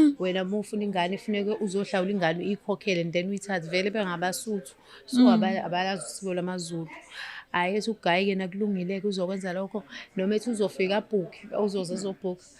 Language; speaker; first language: Zulu; native; Zulu